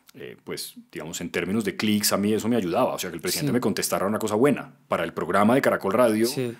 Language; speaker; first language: Spanish; native; Spanish